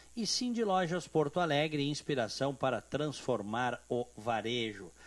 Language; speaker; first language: Portuguese; native; Portuguese